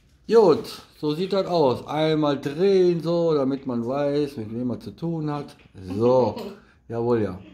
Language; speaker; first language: German; native; German